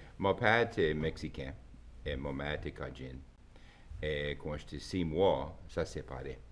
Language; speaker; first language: French; native; French